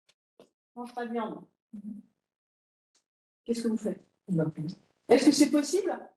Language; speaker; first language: French; native; French